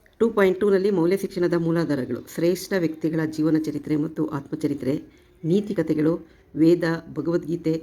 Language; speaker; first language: Kannada; native; Kannada